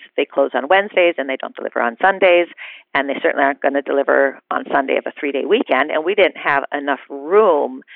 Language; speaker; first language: English; native; English